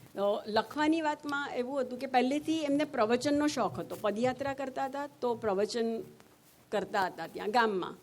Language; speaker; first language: Gujarati; native; Gujarati